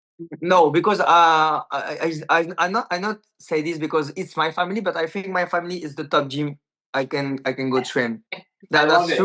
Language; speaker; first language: English; non-native, learner; French